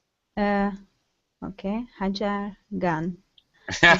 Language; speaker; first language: English; non-native, learner; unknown